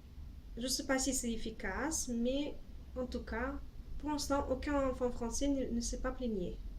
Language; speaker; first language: French; non-native, fluent; Russian